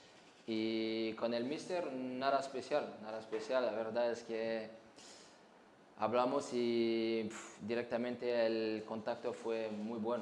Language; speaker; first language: Spanish; non-native, learner; Arabic